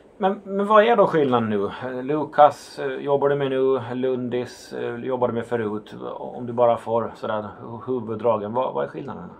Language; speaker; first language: Swedish; native; Swedish